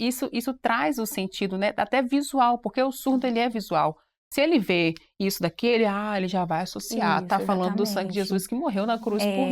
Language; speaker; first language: Portuguese; native; Portuguese